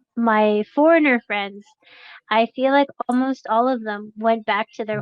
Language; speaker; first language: English; non-native, local second language; French